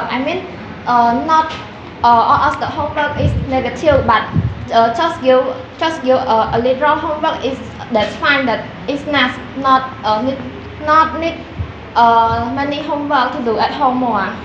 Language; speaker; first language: English; non-native, learner; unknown